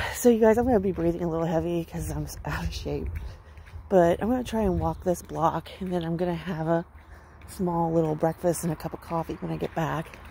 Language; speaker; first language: English; native; English